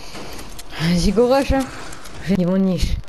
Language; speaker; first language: French; native; French